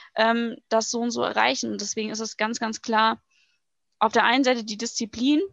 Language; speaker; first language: German; native; German